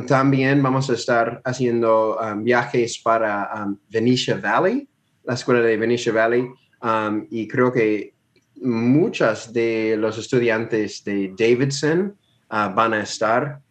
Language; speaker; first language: Spanish; non-native, fluent; English